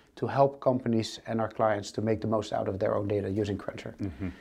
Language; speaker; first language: English; non-native, fluent; Dutch